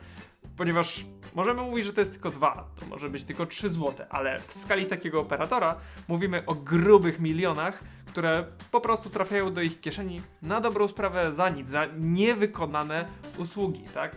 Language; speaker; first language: Polish; native; Polish